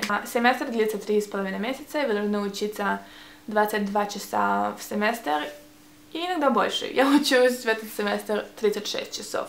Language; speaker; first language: Russian; early bilingual, heritage; Russian